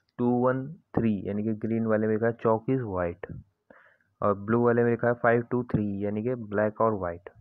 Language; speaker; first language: Hindi; native; Hindi